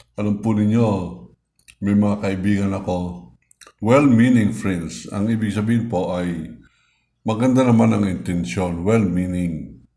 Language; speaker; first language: Filipino; non-native, local second language; Iloko